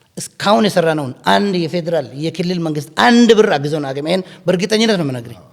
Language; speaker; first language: Amharic; non-native, local second language; Oromo